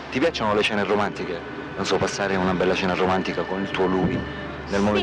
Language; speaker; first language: Italian; native; Italian